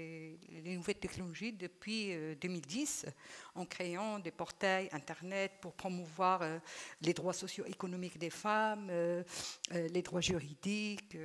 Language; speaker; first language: French; non-native, local second language; Arabic